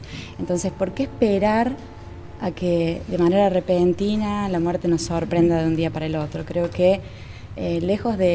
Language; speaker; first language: Spanish; native; Spanish